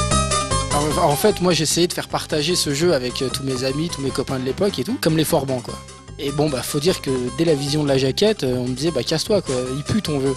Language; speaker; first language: French; native; French